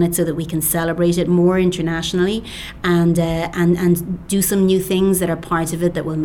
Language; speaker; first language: English; native; English